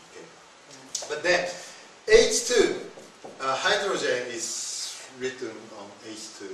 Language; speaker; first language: English; non-native, fluent; Japanese